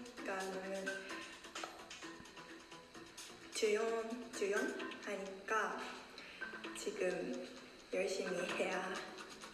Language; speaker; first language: Korean; non-native, learner; Japanese